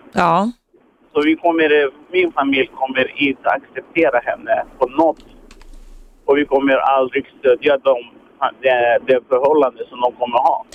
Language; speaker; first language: Swedish; early bilingual, other home language; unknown